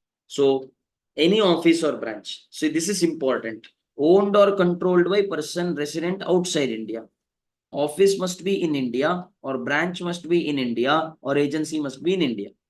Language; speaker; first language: English; non-native, local second language; Kannada